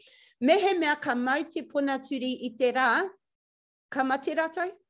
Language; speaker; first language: Māori; non-native, local second language; English